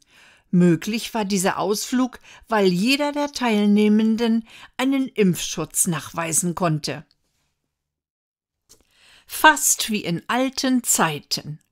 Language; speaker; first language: German; native; German